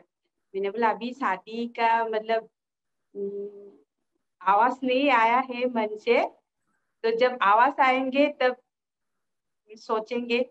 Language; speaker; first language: Hindi; non-native, local second language; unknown